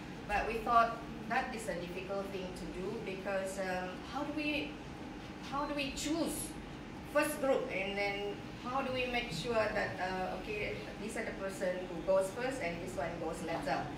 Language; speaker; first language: English; non-native, local second language; Malay